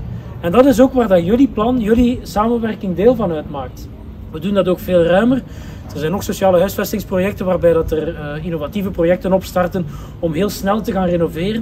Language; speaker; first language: Dutch; native; Dutch